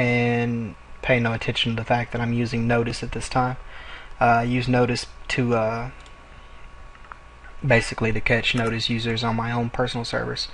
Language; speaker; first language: English; native; English